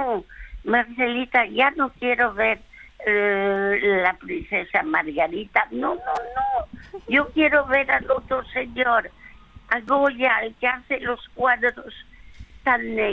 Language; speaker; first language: Spanish; early bilingual, other home language; French